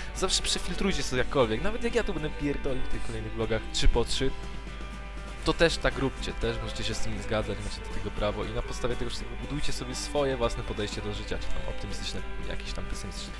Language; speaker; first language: Polish; native; Polish